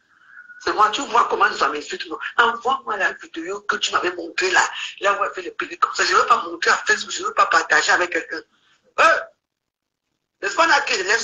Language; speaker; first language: French; native; French